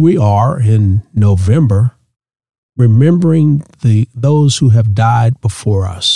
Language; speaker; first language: English; native; English